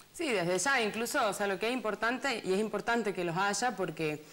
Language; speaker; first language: Spanish; native; Spanish